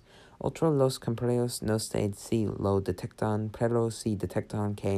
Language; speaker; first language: Spanish; non-native, learner; English